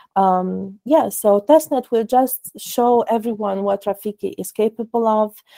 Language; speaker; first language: English; non-native, fluent; Romanian